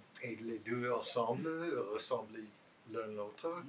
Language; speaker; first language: French; non-native, learner; English